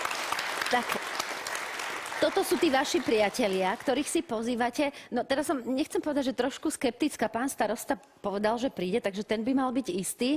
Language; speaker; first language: Slovak; native; Slovak